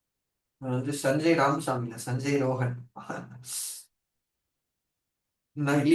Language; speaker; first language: Tamil; native; Tamil